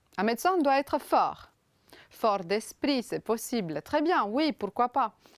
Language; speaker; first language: French; non-native, fluent; Romanian